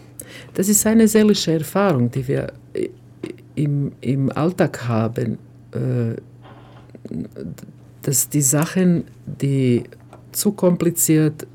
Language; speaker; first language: German; non-native, fluent; Croatian